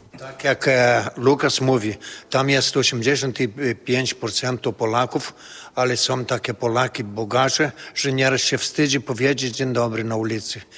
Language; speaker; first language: Polish; early bilingual, heritage; Polish